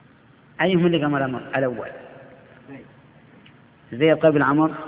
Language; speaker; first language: Arabic; native; Arabic